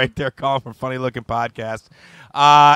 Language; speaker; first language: English; native; English